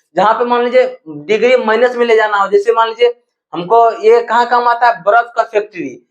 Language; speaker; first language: Hindi; native; Hindi